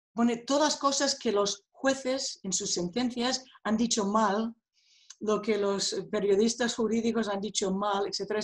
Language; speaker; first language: Spanish; non-native, fluent; English